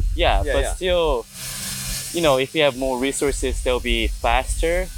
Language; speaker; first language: English; non-native, fluent; Korean